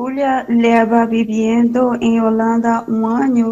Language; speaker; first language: Spanish; non-native, learner; Portuguese